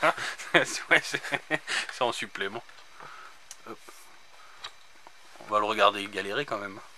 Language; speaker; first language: French; native; French